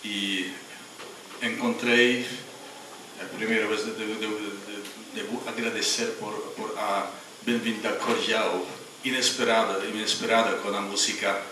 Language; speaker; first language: Portuguese; non-native, fluent; Czech